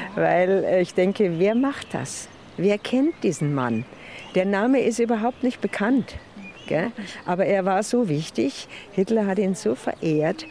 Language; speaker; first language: German; native; German